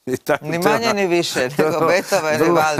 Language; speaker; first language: Croatian; native; Croatian